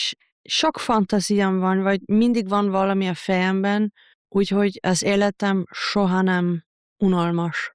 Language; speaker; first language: Hungarian; non-native, fluent; German